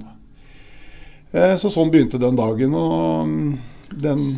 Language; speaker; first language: Norwegian; native; Norwegian